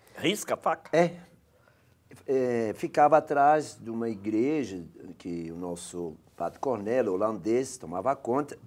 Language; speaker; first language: Portuguese; non-native, fluent; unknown